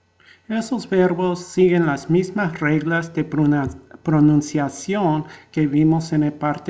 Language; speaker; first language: Spanish; non-native, fluent; English